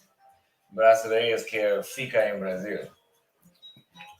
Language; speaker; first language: Portuguese; non-native, learner; English